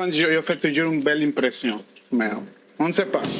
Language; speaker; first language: French; non-native, fluent; Spanish